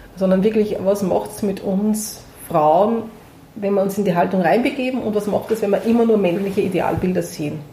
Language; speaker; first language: German; native; German